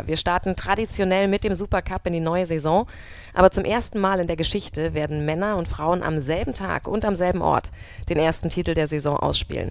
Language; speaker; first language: German; native; German